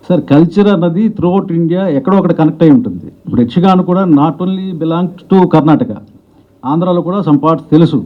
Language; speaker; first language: Telugu; native; Telugu